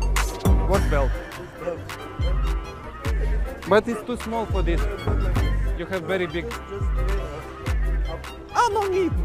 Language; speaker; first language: English; non-native, learner; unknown